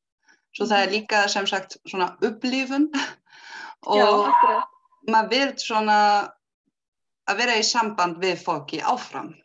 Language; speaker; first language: Icelandic; non-native, learner; German